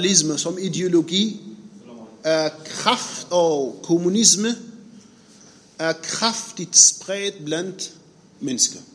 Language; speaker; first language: Danish; non-native, fluent; Arabic